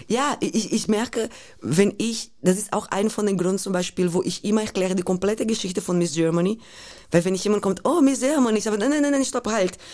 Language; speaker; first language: German; non-native, fluent; Portuguese